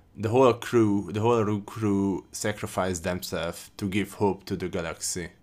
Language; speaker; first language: English; non-native, fluent; Hungarian